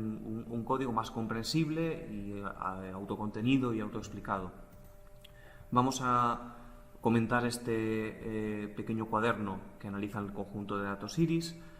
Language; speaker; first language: Spanish; native; Spanish